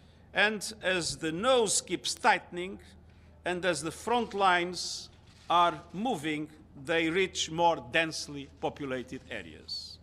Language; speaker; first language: English; non-native, fluent; Portuguese